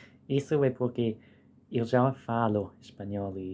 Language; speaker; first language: Portuguese; non-native, fluent; English